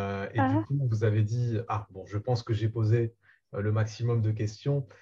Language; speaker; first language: French; native; French